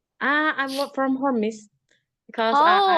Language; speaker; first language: English; non-native, learner; Indonesian